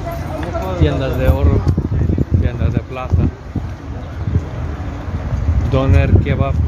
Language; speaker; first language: Spanish; non-native, learner; Macedonian